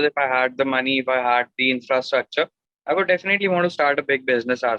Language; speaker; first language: English; non-native, local second language; Hindi